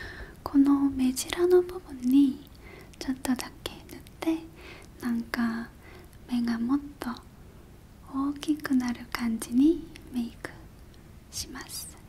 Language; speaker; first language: Japanese; non-native, fluent; Korean